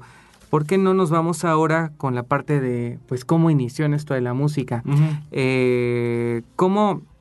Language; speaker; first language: Spanish; native; Spanish